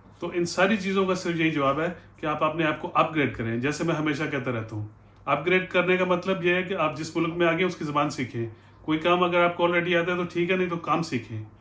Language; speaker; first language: Urdu; non-native, local second language; Punjabi